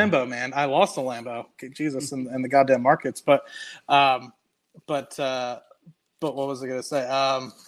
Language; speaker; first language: English; native; English